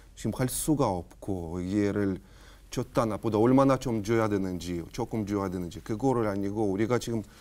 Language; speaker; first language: Korean; non-native, fluent; Ukrainian